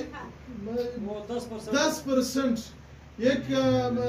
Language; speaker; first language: Hindi; non-native, learner; Pashto